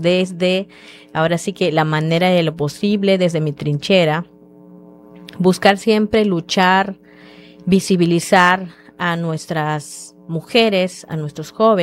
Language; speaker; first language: Spanish; non-native, local second language; Yucateco